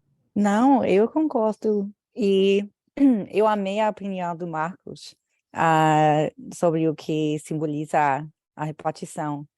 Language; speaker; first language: Portuguese; non-native, fluent; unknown